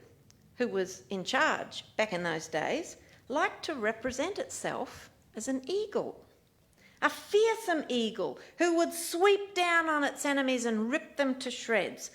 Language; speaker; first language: English; native; English